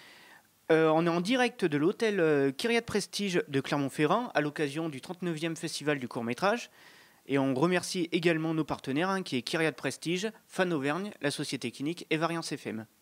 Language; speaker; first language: French; native; French